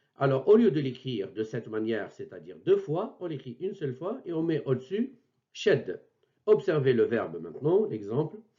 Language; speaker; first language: French; non-native, local second language; Arabic